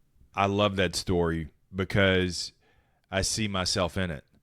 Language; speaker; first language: English; native; English